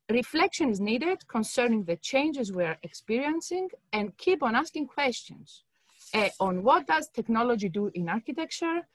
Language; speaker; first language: English; non-native, fluent; Greek